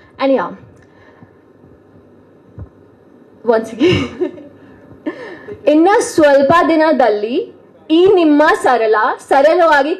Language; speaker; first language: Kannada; non-native, learner; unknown